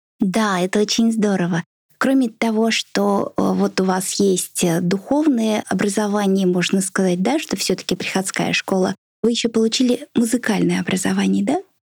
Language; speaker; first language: Russian; native; Russian